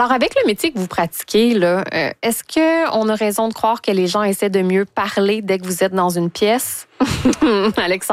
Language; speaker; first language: French; native; French